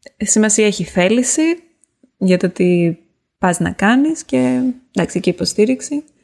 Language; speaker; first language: Greek; native; Greek